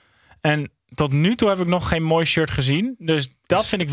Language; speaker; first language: Dutch; native; Dutch